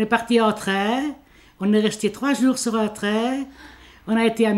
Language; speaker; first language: French; early bilingual, other home language; Italian